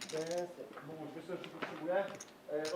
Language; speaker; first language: Polish; native; Polish